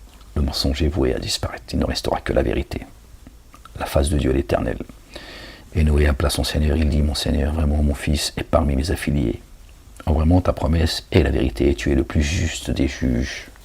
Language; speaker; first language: French; native; French